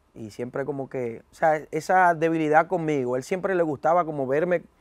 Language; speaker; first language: Spanish; native; Spanish